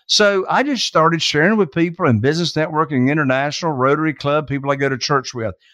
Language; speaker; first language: English; native; English